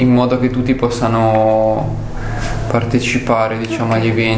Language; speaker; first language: Italian; native; Italian